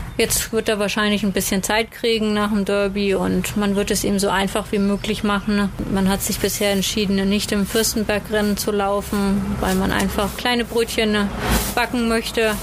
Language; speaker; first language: German; native; German